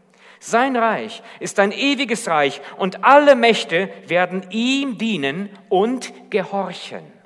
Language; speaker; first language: German; native; German